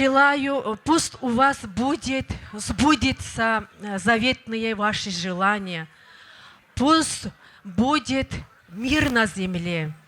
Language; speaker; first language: Russian; non-native, local second language; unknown